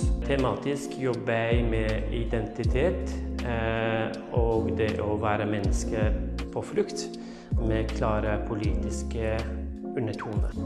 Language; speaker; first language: Norwegian; non-native, fluent; Kurdish